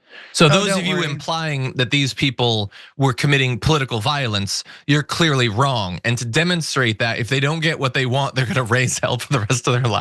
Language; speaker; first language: English; native; English